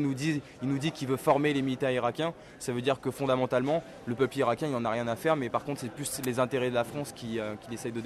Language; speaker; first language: French; native; French